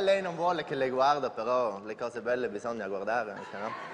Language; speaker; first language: Italian; non-native, local second language; German